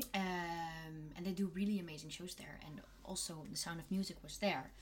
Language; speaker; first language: English; non-native, fluent; Dutch